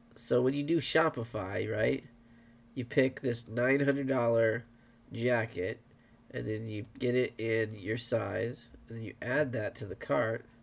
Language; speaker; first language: English; native; English